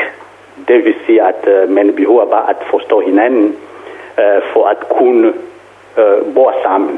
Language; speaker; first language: Danish; non-native, fluent; Kongo